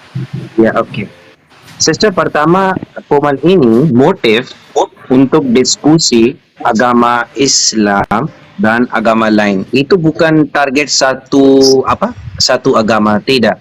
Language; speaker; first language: Indonesian; non-native, learner; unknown